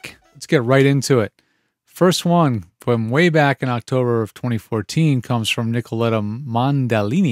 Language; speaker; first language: English; native; English